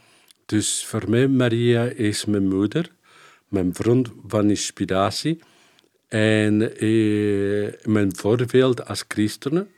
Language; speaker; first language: Dutch; non-native, fluent; Spanish